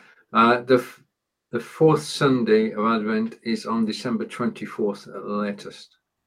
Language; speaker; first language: English; native; English